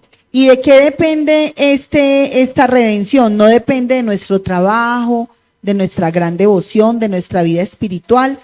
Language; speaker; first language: Spanish; native; Spanish